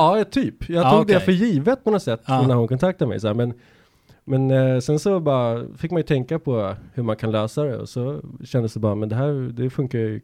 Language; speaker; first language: Swedish; native; Swedish